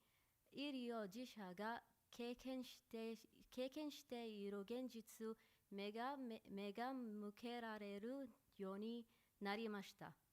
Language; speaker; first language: Japanese; non-native, learner; Arabic